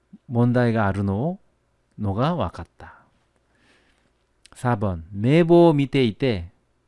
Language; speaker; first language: Japanese; non-native, fluent; Korean